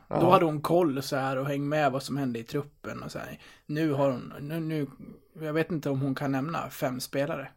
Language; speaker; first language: Swedish; native; Swedish